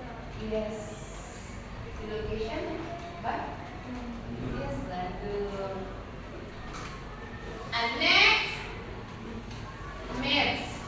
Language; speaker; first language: English; non-native, learner; Indonesian